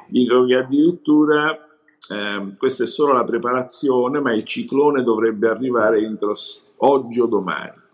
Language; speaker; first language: Italian; native; Italian